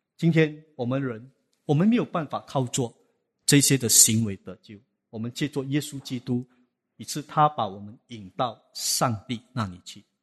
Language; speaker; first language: Chinese; native; Chinese